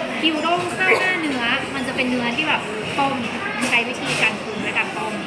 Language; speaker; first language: Thai; native; Thai